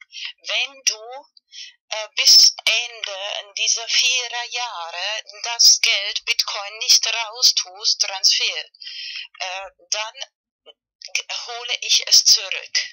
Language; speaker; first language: German; non-native, fluent; Spanish